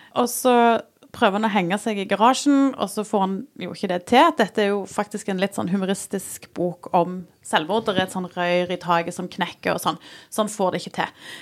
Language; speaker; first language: Norwegian; native; Norwegian